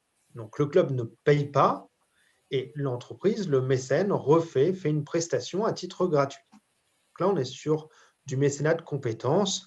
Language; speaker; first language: French; native; French